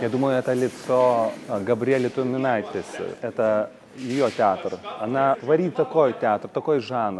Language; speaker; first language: Russian; non-native, fluent; Lithuanian